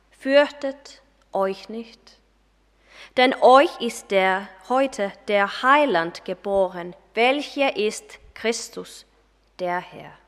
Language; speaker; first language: German; non-native, fluent; Finnish